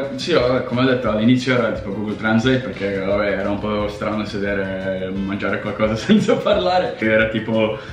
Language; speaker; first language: Italian; non-native, fluent; Russian